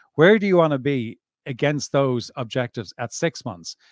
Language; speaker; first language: English; native; English